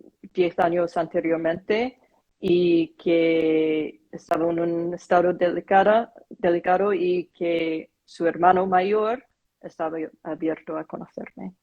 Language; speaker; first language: Spanish; non-native, fluent; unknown